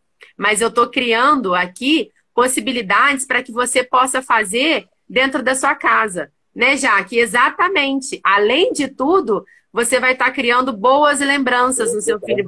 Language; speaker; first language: Portuguese; native; Portuguese